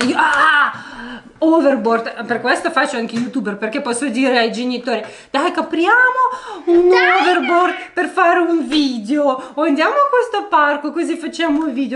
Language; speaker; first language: Italian; early bilingual, other home language; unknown